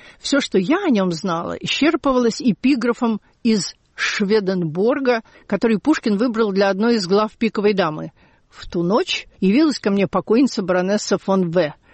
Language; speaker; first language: Russian; native; Russian